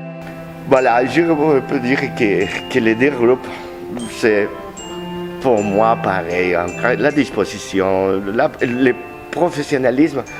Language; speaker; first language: French; non-native, learner; Spanish